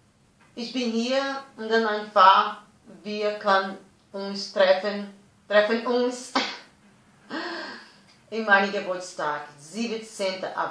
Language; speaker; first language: German; non-native, learner; Portuguese